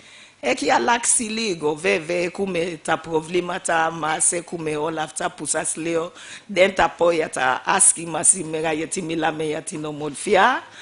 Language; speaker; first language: Greek; non-native, fluent; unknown